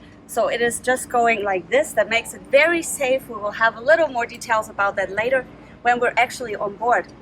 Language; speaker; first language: English; non-native, fluent; German